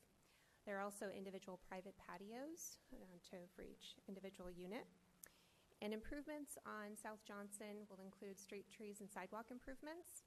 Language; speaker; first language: English; native; English